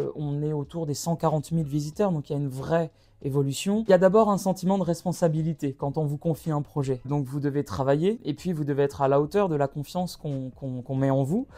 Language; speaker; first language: French; native; French